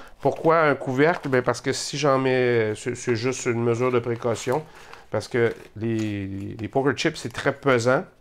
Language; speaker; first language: French; native; French